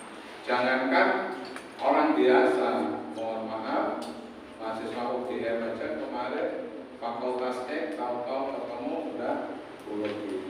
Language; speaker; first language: Indonesian; non-native, local second language; Javanese